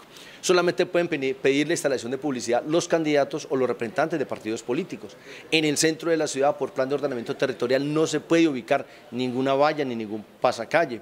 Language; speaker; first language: Spanish; native; Spanish